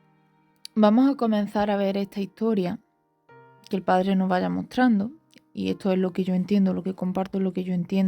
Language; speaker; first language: Spanish; native; Spanish